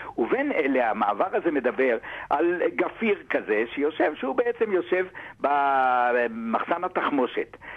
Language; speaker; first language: Hebrew; native; Hebrew